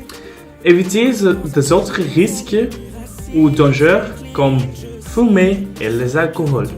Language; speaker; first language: French; non-native, local second language; Persian